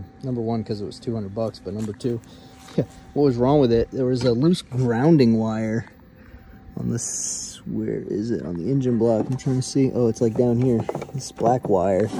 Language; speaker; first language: English; native; English